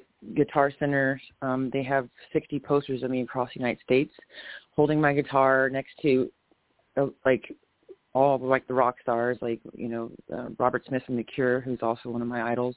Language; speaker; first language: English; native; English